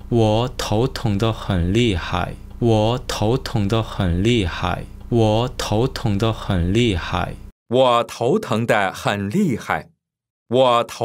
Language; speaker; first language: Chinese; non-native, fluent; Korean